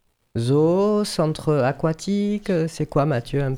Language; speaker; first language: French; native; French